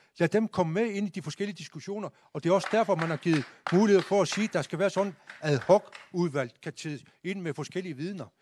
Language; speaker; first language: Danish; non-native, local second language; Kalaallisut